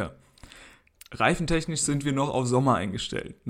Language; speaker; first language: German; native; German